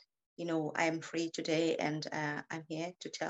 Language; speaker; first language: English; native; English